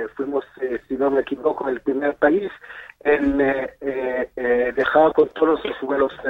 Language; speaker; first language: Spanish; non-native, fluent; Hebrew